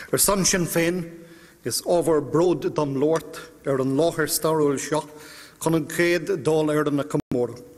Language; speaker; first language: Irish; non-native, local second language; English